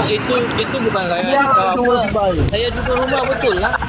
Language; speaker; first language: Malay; non-native, learner; Rohingya